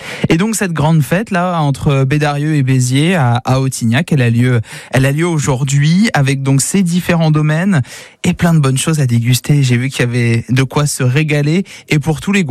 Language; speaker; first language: French; native; French